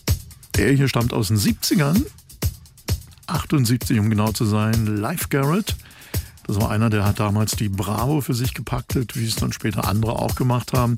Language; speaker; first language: German; native; German